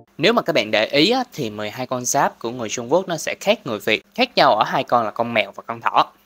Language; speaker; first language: Vietnamese; non-native, local second language; Cantonese